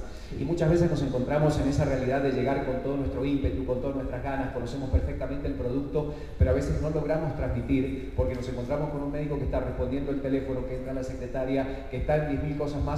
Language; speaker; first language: Spanish; native; Spanish